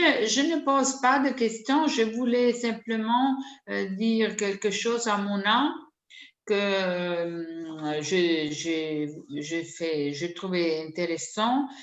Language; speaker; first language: French; non-native, fluent; Italian